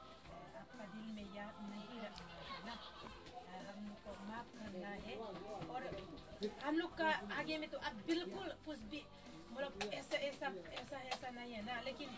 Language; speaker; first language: Hindi; non-native, local second language; Adi